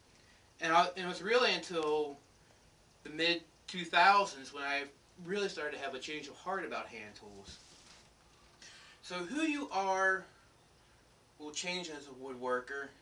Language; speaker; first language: English; native; English